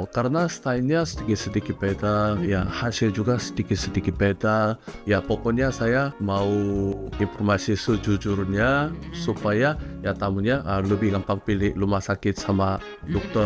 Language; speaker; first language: Indonesian; non-native, fluent; Korean